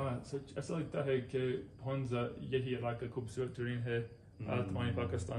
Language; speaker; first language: Hindi; non-native, learner; English